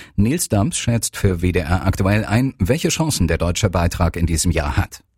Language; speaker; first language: German; native; German